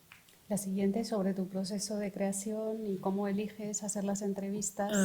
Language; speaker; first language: Spanish; native; Spanish